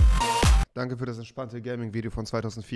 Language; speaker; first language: German; native; German